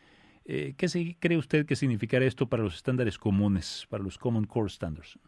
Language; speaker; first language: Spanish; native; Spanish